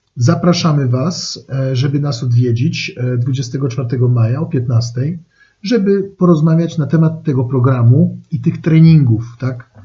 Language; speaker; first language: Polish; non-native, fluent; French